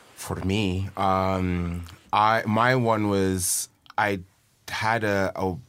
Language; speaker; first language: English; early bilingual, other home language; Yoruba